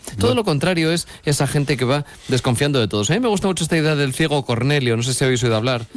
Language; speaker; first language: Spanish; native; Spanish